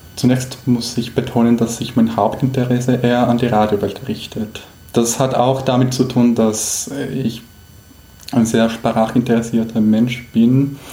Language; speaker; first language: German; non-native, fluent; Spanish